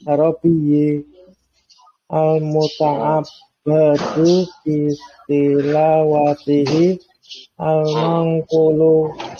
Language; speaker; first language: Arabic; non-native, learner; Indonesian